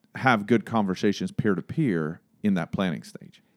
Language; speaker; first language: English; non-native, fluent; Swedish